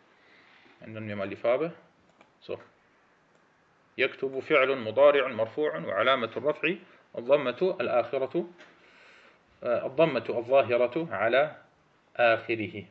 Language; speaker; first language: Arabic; early bilingual, heritage; Arabic